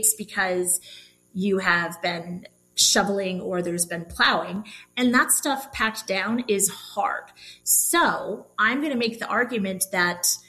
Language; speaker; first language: English; native; English